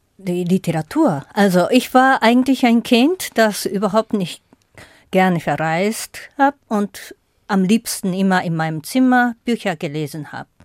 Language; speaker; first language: German; non-native, fluent; Japanese